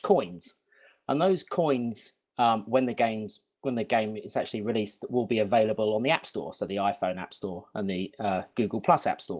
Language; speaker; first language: English; native; English